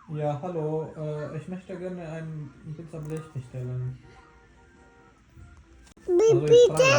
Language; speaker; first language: German; non-native, learner; Urdu